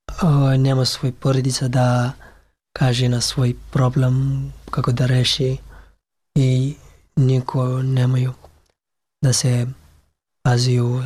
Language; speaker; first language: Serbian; non-native, learner; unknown